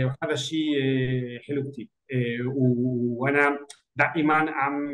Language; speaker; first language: Arabic; non-native, learner; Spanish